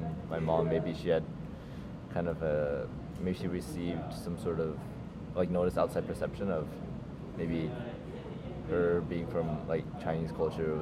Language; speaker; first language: English; native; English